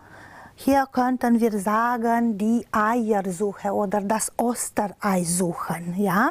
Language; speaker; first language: German; non-native, fluent; Romanian